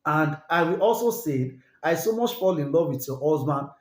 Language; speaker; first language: English; non-native, local second language; Yoruba